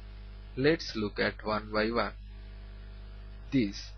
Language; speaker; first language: English; non-native, learner; Sinhala